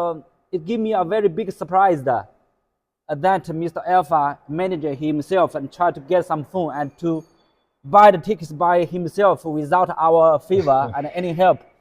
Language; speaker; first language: English; non-native, learner; Chinese